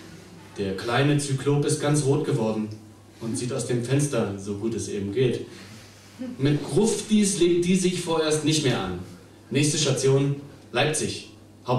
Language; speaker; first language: German; native; German